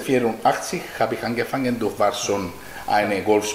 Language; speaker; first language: German; non-native, fluent; Greek